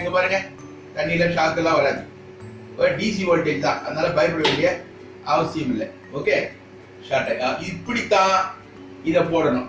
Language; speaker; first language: Tamil; native; Tamil